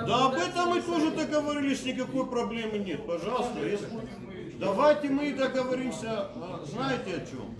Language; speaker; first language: Russian; native; Russian